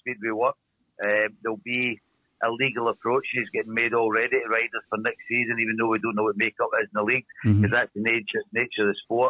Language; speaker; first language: English; native; English